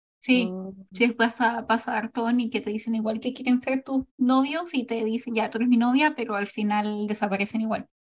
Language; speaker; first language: Spanish; native; Spanish